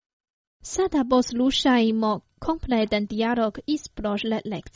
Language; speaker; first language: Croatian; non-native, fluent; Chinese